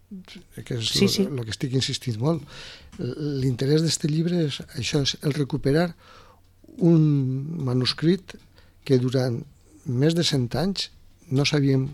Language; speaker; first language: Catalan; native; Catalan